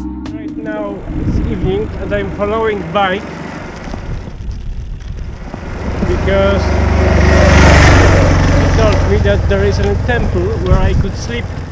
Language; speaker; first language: English; non-native, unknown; Polish